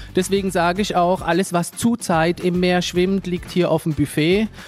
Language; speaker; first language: German; non-native, local second language; French